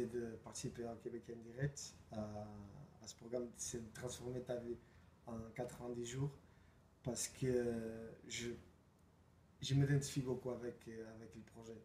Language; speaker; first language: French; non-native, fluent; Spanish